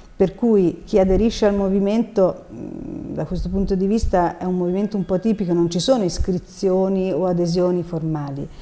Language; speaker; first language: Italian; native; Italian